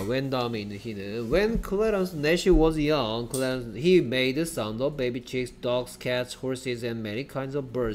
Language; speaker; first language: English; non-native, fluent; Korean